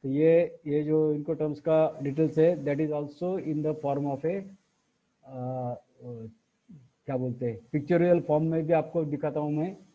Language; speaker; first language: Hindi; non-native, local second language; Marathi